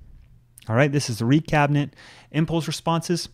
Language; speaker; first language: English; native; English